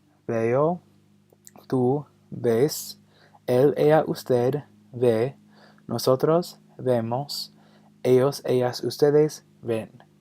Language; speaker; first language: Spanish; non-native, fluent; English